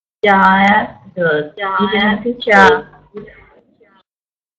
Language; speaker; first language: English; non-native, learner; Vietnamese